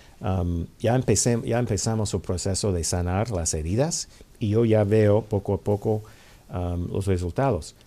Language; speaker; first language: Spanish; non-native, fluent; English